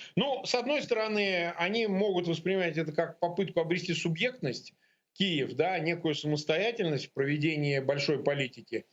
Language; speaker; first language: Russian; native; Russian